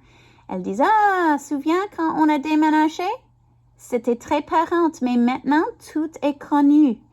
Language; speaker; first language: French; non-native, learner; English